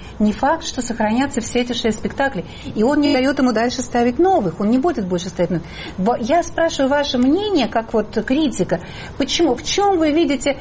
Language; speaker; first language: Russian; native; Russian